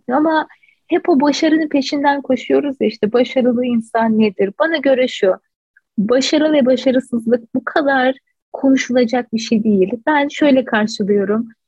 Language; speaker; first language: Turkish; native; Turkish